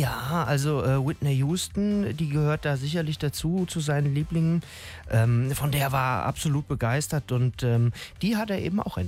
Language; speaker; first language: German; native; German